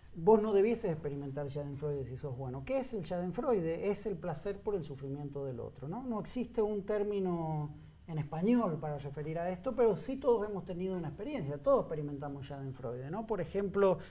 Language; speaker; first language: Spanish; native; Spanish